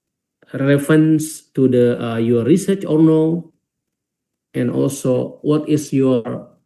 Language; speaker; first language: English; non-native, fluent; Indonesian